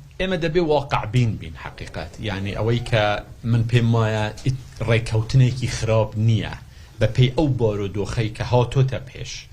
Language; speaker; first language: Central Kurdish; non-native, local second language; Kurdish